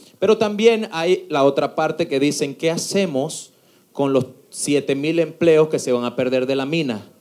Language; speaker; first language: Spanish; native; Spanish